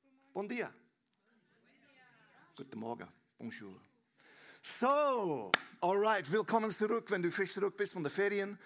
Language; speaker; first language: German; non-native, learner; English